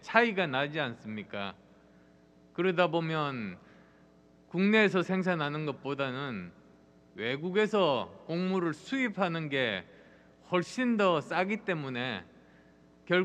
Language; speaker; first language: Korean; native; Korean